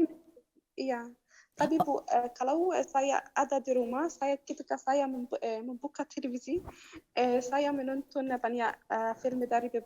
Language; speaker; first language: Indonesian; non-native, learner; Arabic